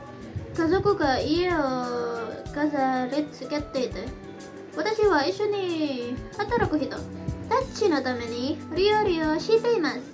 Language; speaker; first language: Japanese; non-native, learner; Indonesian